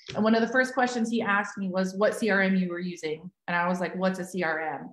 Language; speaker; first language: English; native; English